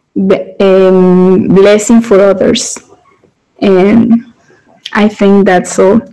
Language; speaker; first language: English; non-native, learner; Spanish